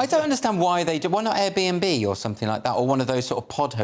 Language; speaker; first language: English; native; English